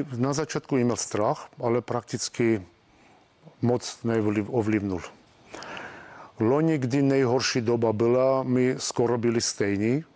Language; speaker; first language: Czech; non-native, fluent; Armenian